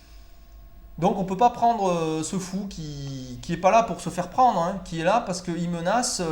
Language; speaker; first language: French; native; French